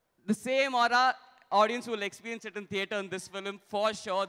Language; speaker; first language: English; non-native, local second language; Telugu